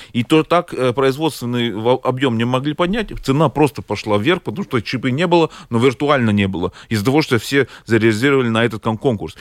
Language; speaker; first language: Russian; non-native, local second language; Latvian